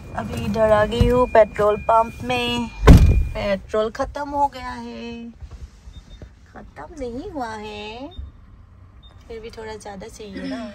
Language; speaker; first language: Hindi; non-native, local second language; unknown